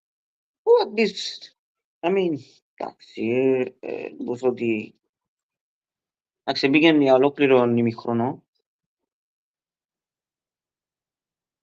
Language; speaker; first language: Greek; early bilingual, heritage; Greek